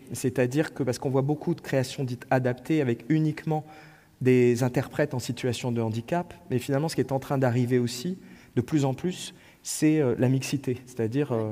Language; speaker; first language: French; native; French